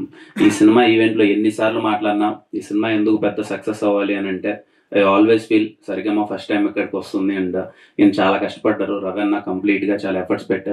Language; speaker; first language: Telugu; native; Telugu